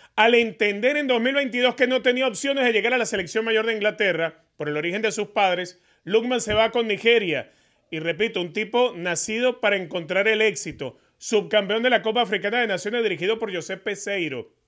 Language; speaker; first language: Spanish; native; Spanish